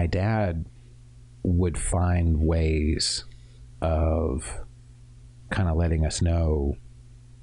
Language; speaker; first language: English; native; English